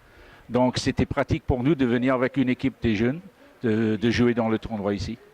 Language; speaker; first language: French; non-native, fluent; English